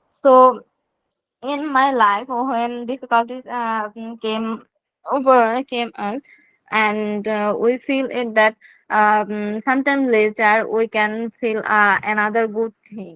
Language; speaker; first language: English; non-native, learner; Bangla